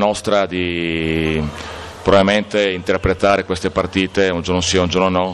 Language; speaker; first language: Italian; native; Italian